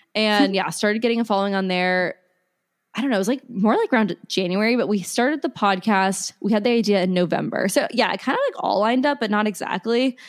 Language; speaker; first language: English; native; English